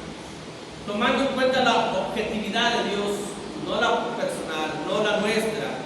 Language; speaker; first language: Spanish; native; Spanish